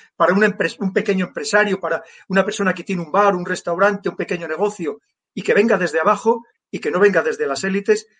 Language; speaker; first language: Spanish; native; Spanish